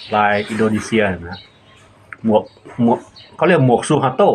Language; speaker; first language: Thai; non-native, local second language; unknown